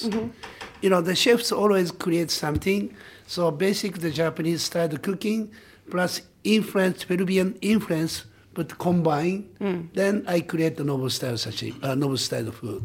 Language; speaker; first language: English; non-native, learner; Japanese